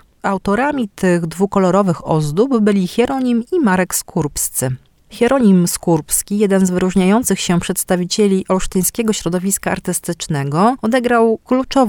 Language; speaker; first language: Polish; native; Polish